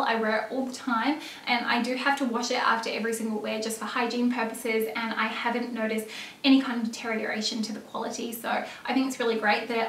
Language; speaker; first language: English; native; English